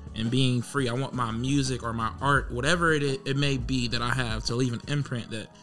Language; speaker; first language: English; native; English